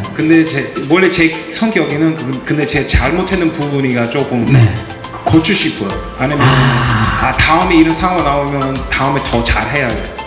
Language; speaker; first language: Korean; non-native, fluent; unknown